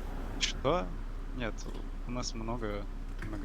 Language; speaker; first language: Russian; non-native, learner; English